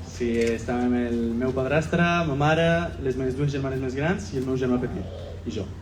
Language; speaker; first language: Catalan; non-native, fluent; Spanish